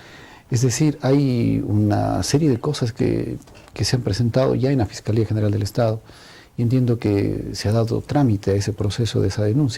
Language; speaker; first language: Spanish; native; Spanish